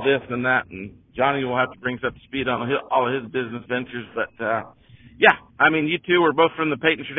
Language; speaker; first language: English; native; English